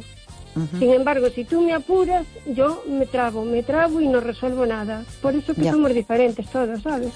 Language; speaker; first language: Spanish; non-native, local second language; Galician